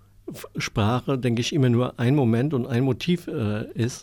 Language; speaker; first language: German; native; German